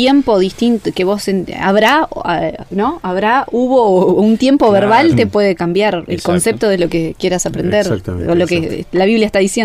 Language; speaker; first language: Spanish; native; Spanish